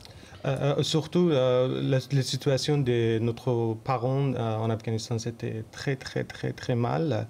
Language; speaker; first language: French; non-native, learner; Persian